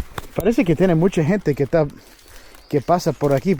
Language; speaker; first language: Spanish; early bilingual, heritage; English